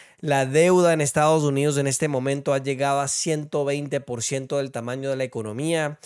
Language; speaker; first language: Spanish; early bilingual, heritage; Spanish